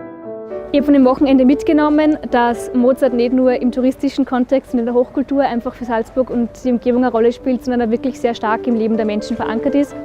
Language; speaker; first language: German; native; German